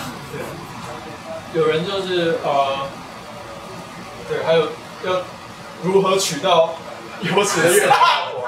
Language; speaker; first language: Chinese; native; Chinese